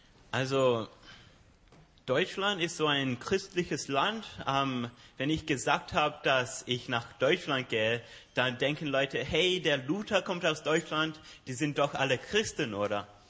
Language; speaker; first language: German; non-native, fluent; English